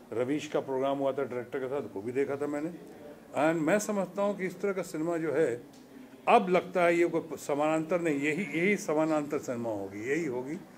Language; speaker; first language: Hindi; native; Hindi